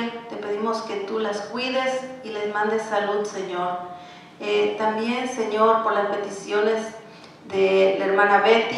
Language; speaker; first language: Spanish; native; Spanish